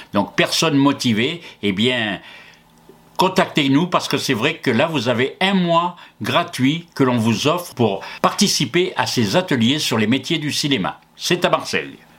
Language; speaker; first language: French; native; French